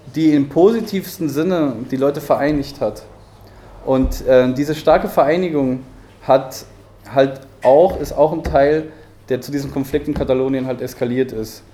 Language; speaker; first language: German; early bilingual, heritage; Spanish